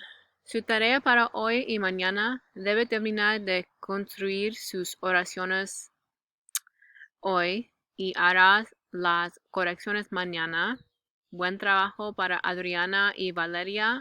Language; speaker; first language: Spanish; non-native, learner; English